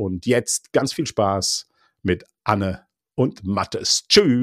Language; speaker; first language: German; native; German